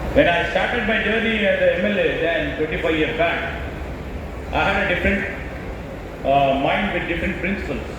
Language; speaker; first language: English; non-native, local second language; Telugu